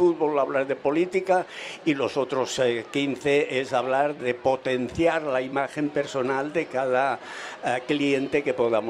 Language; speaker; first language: Spanish; native; Spanish